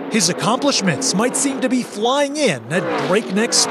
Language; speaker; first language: English; native; English